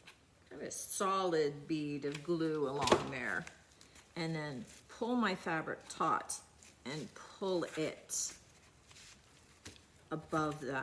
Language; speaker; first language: English; native; English